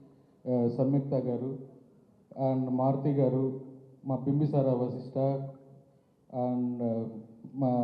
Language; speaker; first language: Telugu; native; Telugu